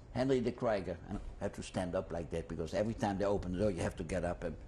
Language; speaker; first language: English; non-native, fluent; Dutch